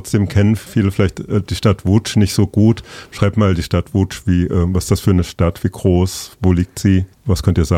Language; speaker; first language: German; native; German